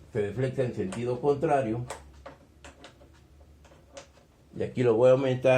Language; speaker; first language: Spanish; native; Spanish